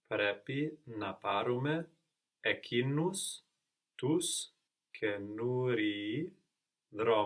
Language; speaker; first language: Greek; non-native, learner; English